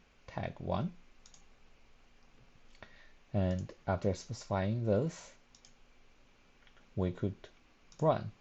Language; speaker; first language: English; non-native, fluent; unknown